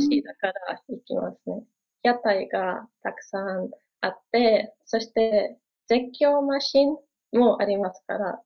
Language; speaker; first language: Japanese; non-native, learner; German